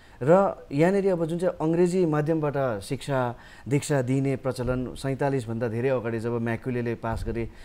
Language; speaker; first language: Nepali; native; Nepali